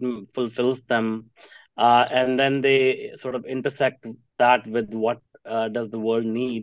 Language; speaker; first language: English; non-native, local second language; Punjabi